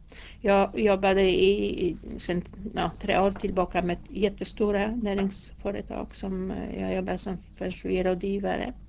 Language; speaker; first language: Swedish; non-native, fluent; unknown